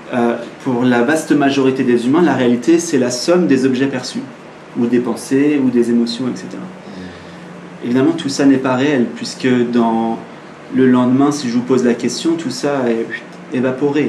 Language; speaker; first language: French; native; French